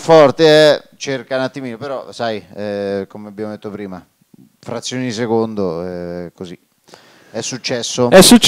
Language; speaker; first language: Italian; native; Italian